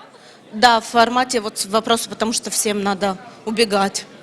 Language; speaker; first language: Russian; native; Russian